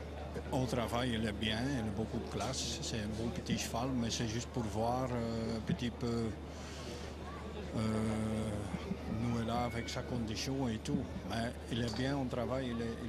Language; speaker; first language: French; non-native, local second language; Dutch